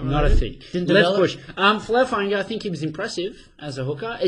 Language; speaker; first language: English; native; English